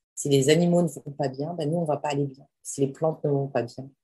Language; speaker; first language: French; native; French